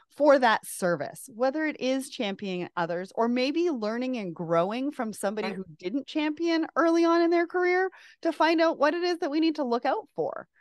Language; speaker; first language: English; native; English